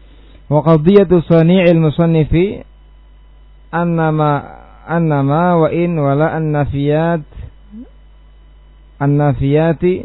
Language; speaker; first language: Arabic; non-native, fluent; Indonesian